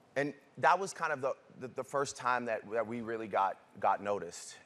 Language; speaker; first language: English; native; English